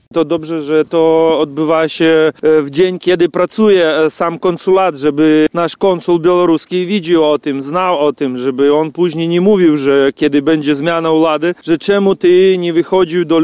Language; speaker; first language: Polish; non-native, learner; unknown